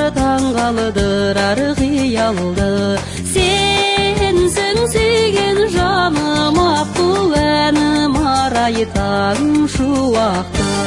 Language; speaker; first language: Russian; non-native, local second language; Kazakh